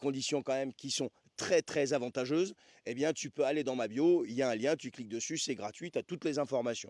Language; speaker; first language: French; native; French